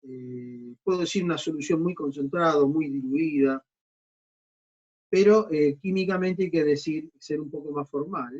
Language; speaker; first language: Spanish; native; Spanish